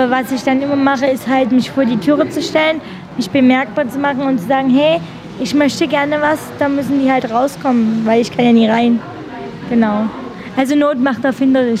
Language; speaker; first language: German; native; German